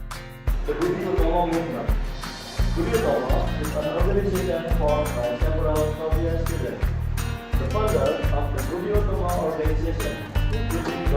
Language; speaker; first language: English; non-native, learner; Indonesian